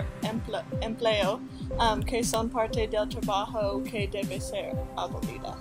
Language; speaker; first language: Spanish; non-native, learner; English